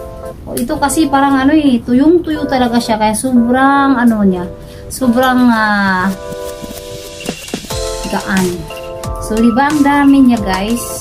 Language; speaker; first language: Filipino; non-native, local second language; Cebuano